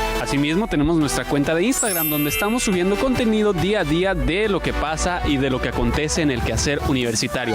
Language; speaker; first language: Spanish; native; Spanish